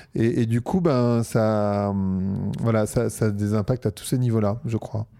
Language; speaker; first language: French; native; French